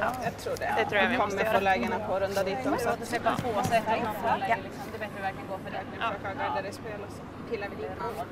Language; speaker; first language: Swedish; native; Swedish